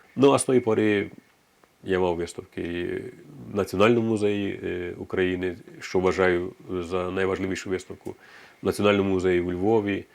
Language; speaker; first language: Ukrainian; native; Ukrainian